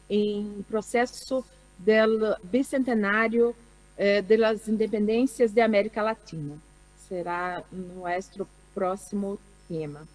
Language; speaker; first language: Spanish; non-native, learner; Portuguese